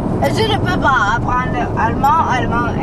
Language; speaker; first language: French; non-native, learner; Georgian